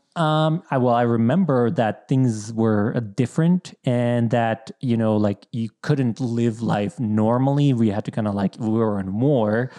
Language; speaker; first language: English; early bilingual, other home language; Bosnian